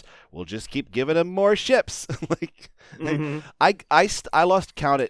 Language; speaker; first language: English; native; English